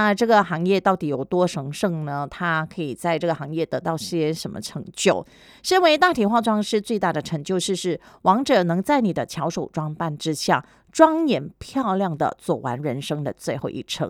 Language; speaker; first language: Chinese; native; Chinese